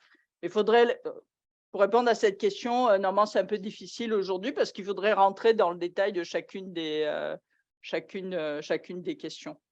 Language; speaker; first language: French; native; French